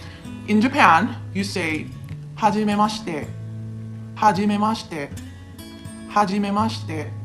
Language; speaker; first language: Japanese; non-native, fluent; Filipino